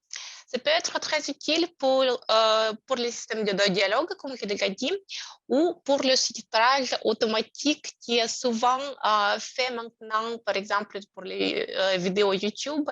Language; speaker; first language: French; non-native, fluent; Russian